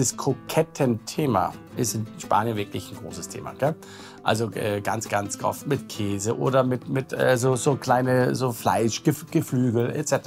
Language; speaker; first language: German; native; German